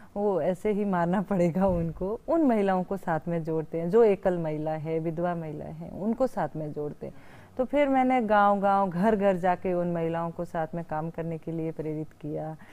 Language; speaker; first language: Hindi; native; Hindi